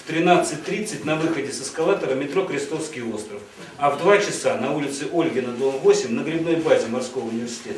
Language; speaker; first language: Russian; native; Russian